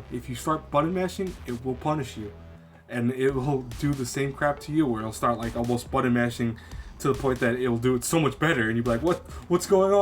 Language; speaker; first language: English; native; English